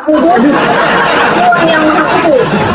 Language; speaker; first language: Indonesian; native; Indonesian